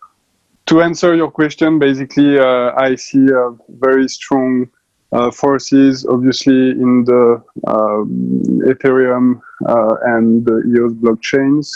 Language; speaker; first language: English; non-native, fluent; French